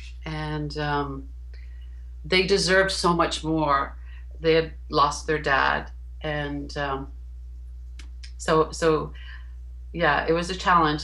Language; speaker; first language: English; native; English